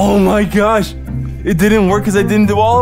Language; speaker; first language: English; native; English